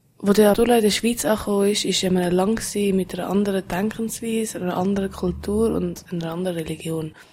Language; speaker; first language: German; native; German